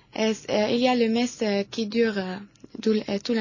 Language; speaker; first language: French; non-native, learner; Arabic